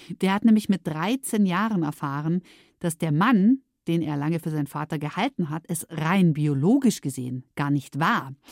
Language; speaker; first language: German; native; German